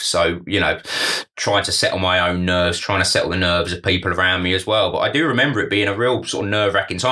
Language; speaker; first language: English; native; English